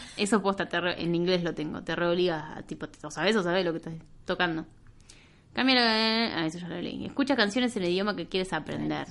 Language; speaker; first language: Spanish; native; Spanish